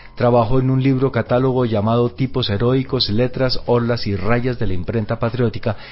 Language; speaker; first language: Spanish; native; Spanish